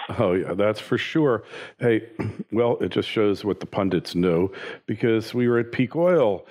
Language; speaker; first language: English; native; English